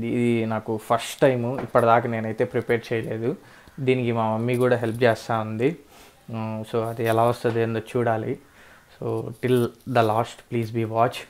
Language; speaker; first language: Telugu; non-native, local second language; Urdu